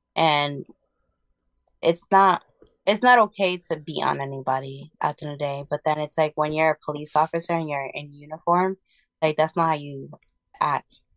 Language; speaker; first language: English; early bilingual, other home language; Spanish